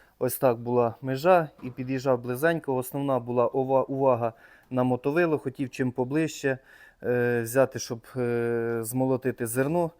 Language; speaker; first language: Ukrainian; native; Ukrainian